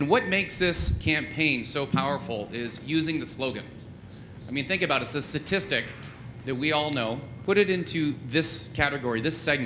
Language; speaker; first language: English; native; English